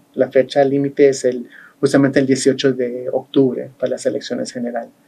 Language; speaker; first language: Spanish; early bilingual, heritage; Spanish